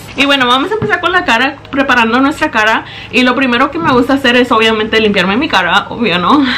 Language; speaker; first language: Spanish; early bilingual, heritage; Spanish